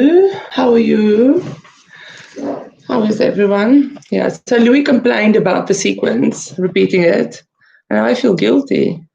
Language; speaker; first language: English; native; English